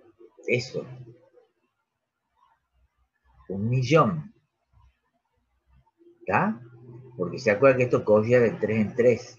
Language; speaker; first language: Spanish; native; Spanish